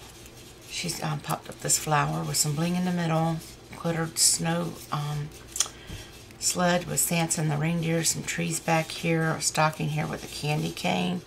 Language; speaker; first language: English; native; English